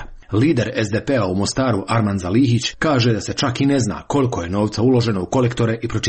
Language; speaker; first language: Serbian; native; Serbian